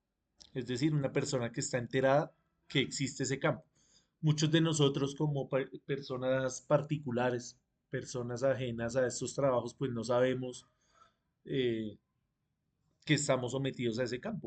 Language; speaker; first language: Spanish; native; Spanish